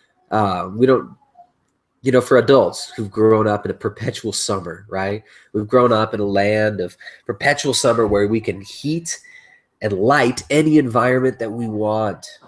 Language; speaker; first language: English; native; English